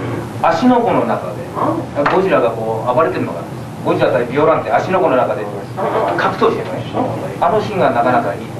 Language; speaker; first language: Japanese; native; Japanese